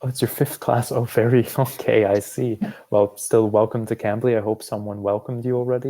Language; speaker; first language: English; non-native, fluent; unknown